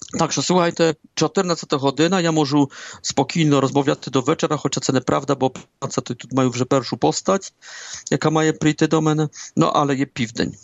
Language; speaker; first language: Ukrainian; early bilingual, heritage; Ukrainian